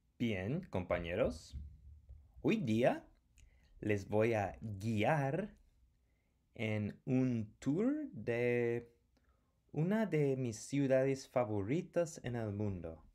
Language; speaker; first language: Spanish; non-native, fluent; English